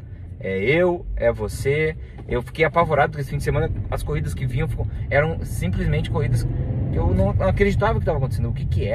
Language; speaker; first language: Portuguese; native; Portuguese